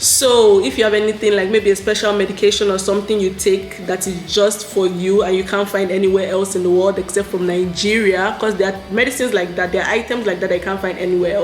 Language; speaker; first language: English; non-native, local second language; Yoruba